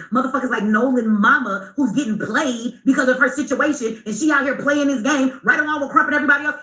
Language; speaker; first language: English; native; English